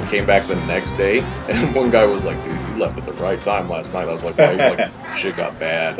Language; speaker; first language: English; native; English